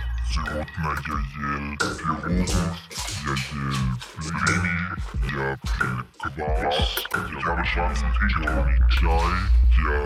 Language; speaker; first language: Russian; non-native, learner; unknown